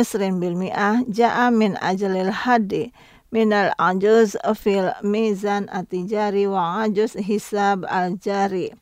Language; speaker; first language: Arabic; non-native, fluent; Indonesian